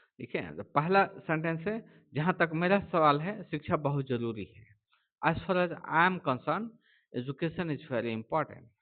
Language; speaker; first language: Hindi; native; Hindi